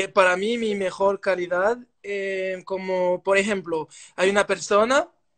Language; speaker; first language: Spanish; non-native, learner; French